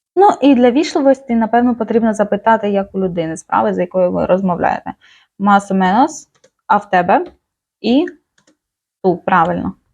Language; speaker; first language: Ukrainian; native; Ukrainian